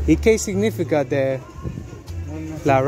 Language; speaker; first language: Spanish; non-native, learner; English